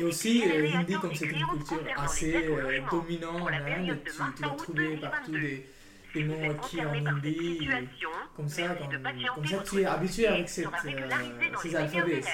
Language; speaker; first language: French; non-native, learner; Urdu